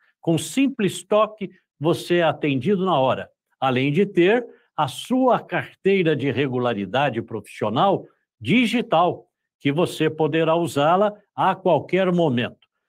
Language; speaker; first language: Portuguese; native; Portuguese